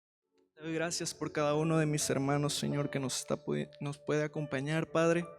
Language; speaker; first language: Spanish; native; Spanish